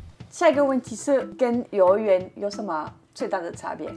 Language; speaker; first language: Chinese; non-native, fluent; French